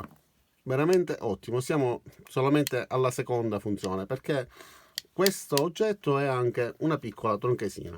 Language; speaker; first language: Italian; native; Italian